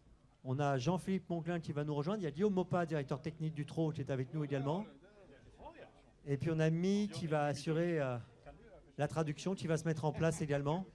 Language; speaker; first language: French; native; French